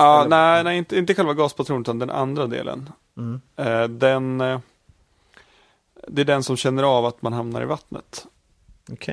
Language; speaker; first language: Swedish; native; Swedish